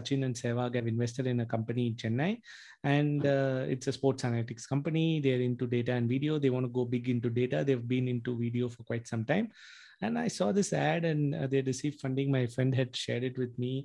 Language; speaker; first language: English; non-native, local second language; Tamil